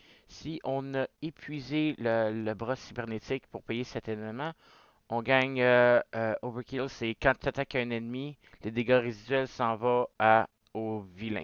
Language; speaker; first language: French; native; French